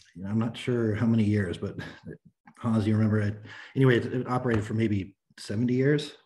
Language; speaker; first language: English; native; English